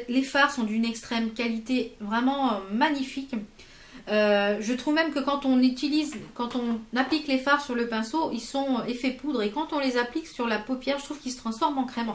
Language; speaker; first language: French; native; French